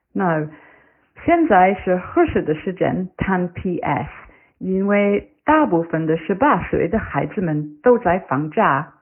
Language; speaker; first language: Chinese; non-native, learner; English